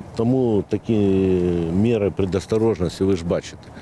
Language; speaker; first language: Ukrainian; non-native, local second language; Russian